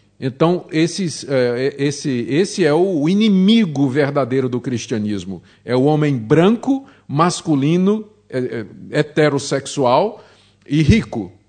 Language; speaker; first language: Portuguese; native; Portuguese